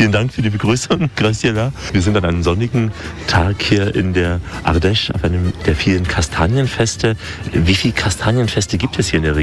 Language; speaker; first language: German; native; German